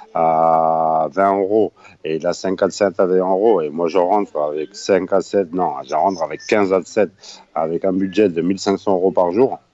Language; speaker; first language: French; non-native, fluent; Spanish